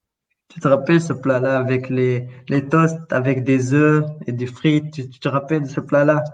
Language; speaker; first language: French; non-native, local second language; Arabic